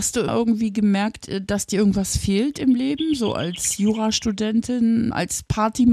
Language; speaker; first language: German; native; German